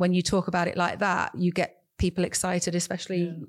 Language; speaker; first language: English; native; English